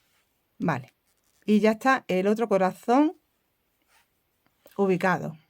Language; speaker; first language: Spanish; native; Spanish